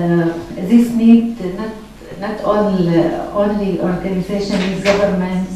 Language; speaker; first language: English; non-native, learner; Arabic